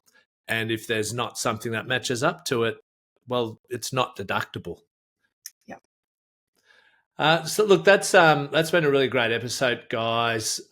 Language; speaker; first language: English; native; English